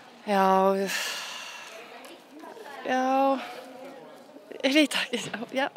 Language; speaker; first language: Icelandic; non-native, learner; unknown